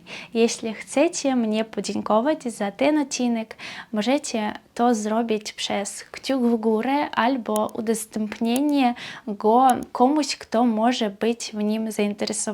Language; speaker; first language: Polish; non-native, fluent; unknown